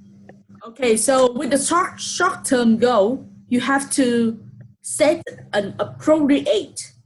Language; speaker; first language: English; non-native, fluent; Vietnamese